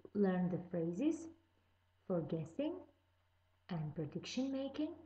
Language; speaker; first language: English; non-native, fluent; Lithuanian